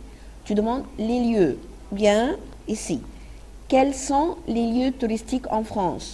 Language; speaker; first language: French; non-native, fluent; Arabic